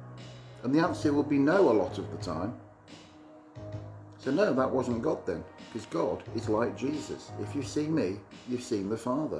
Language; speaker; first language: English; native; English